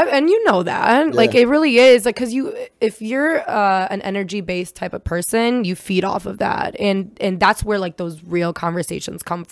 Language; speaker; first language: English; early bilingual, other home language; Russian